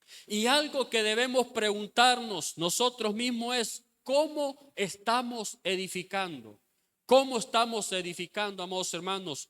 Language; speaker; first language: Spanish; native; Spanish